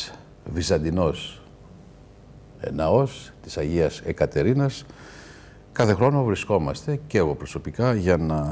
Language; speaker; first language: Greek; native; Greek